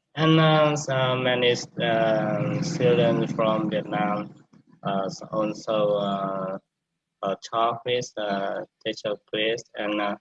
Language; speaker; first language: English; non-native, learner; Vietnamese